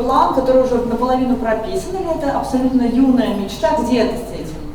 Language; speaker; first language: Russian; native; Russian